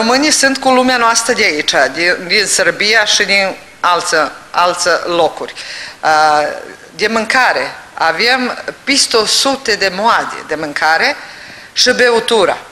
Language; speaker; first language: Romanian; non-native, learner; Serbian